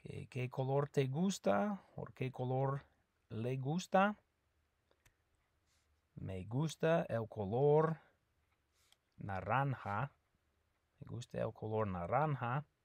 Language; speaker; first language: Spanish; non-native, fluent; English